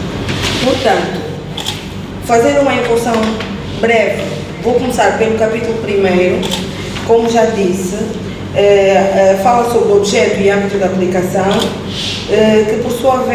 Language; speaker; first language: Portuguese; native; Portuguese